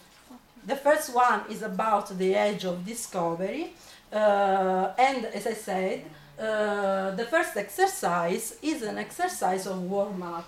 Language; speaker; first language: English; non-native, fluent; Italian